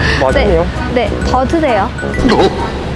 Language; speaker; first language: Korean; non-native, learner; Vietnamese